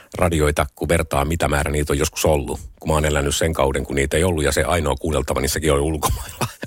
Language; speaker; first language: Finnish; native; Finnish